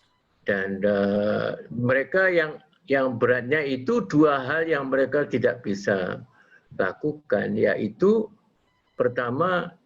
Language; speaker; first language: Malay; non-native, local second language; Javanese